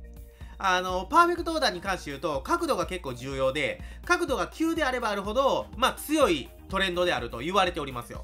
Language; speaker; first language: Japanese; native; Japanese